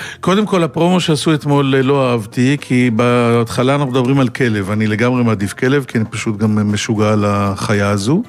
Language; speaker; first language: Hebrew; native; Hebrew